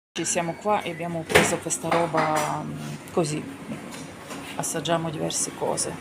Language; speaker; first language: Italian; non-native, fluent; Ukrainian